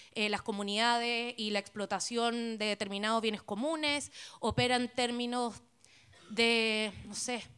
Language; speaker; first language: Spanish; native; Spanish